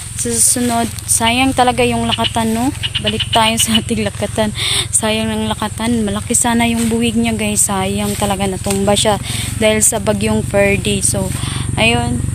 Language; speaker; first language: Filipino; non-native, local second language; Cebuano